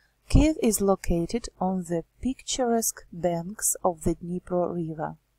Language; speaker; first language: English; non-native, fluent; Ukrainian